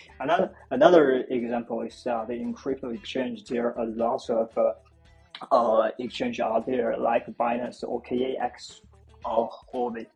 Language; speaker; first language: English; non-native, fluent; Chinese